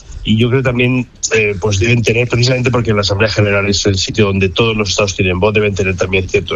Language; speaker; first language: Spanish; native; Spanish